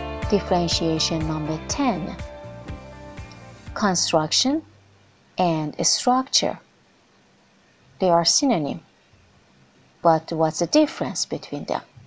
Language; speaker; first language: English; non-native, fluent; Persian